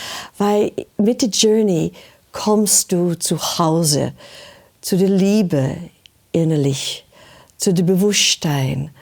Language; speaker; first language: German; non-native, learner; English